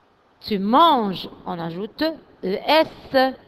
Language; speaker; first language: French; non-native, fluent; Arabic